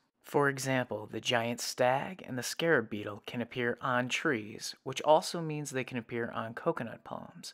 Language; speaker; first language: English; native; English